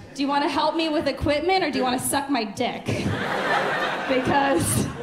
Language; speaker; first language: English; native; English